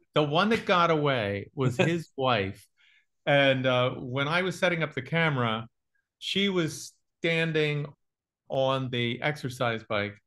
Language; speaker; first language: English; native; English